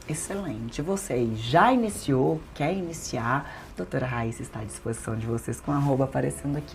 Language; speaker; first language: Portuguese; native; Portuguese